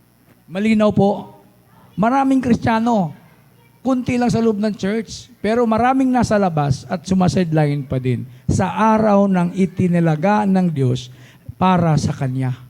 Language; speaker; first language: Filipino; native; Filipino